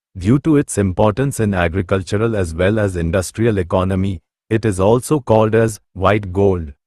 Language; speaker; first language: English; non-native, local second language; Gujarati